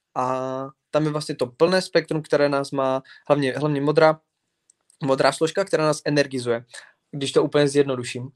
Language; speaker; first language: Czech; native; Czech